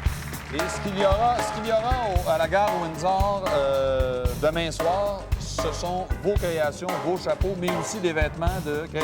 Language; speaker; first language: French; native; French